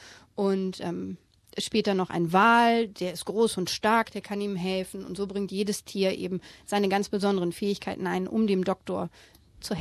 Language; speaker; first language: German; native; German